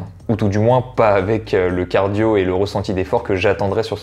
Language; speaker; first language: French; native; French